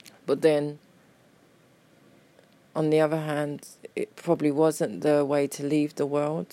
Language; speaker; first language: English; native; English